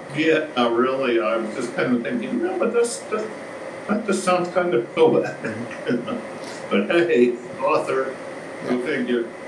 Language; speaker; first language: English; native; English